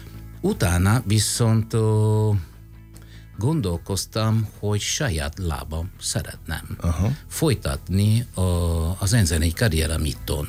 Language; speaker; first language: Hungarian; non-native, fluent; Italian